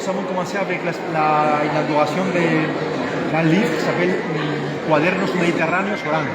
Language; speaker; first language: French; non-native, fluent; Spanish